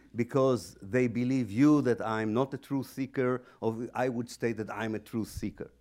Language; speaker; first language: English; non-native, fluent; Hebrew